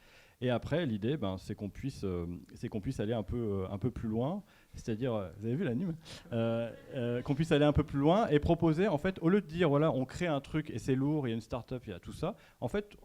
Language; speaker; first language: French; native; French